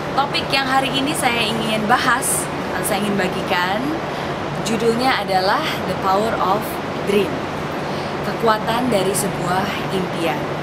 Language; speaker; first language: Indonesian; native; Indonesian